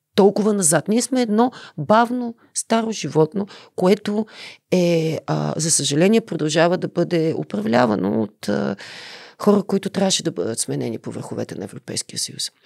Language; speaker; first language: Bulgarian; native; Bulgarian